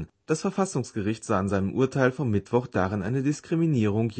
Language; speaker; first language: German; native; German